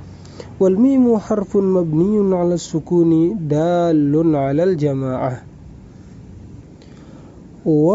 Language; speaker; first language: Arabic; non-native, fluent; Indonesian